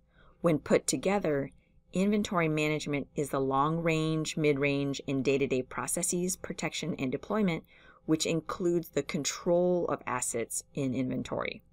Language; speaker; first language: English; native; English